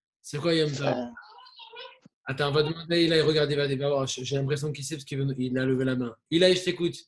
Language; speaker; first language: French; native; French